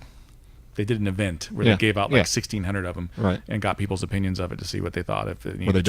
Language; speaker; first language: English; native; English